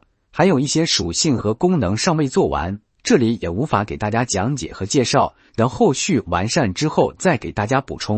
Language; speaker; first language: Chinese; native; Chinese